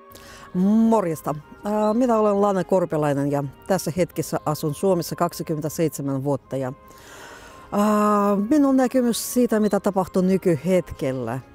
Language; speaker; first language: Finnish; non-native, fluent; Russian